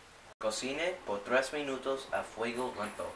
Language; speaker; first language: Spanish; non-native, learner; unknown